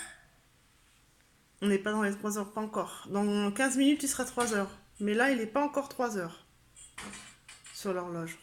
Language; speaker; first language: French; native; French